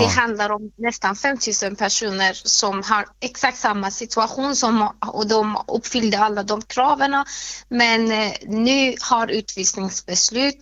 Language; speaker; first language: Swedish; non-native, fluent; Persian